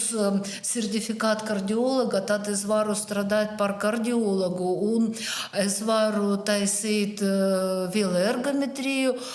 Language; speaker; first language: Latvian; non-native, learner; Russian